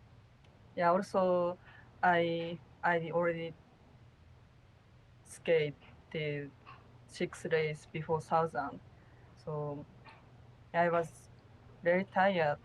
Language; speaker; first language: English; non-native, learner; Japanese